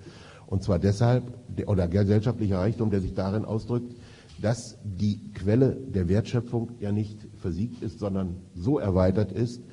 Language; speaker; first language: German; native; German